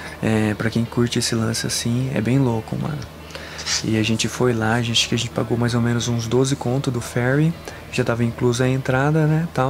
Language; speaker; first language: Portuguese; native; Portuguese